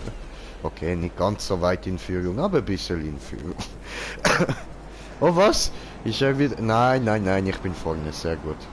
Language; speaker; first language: German; native; German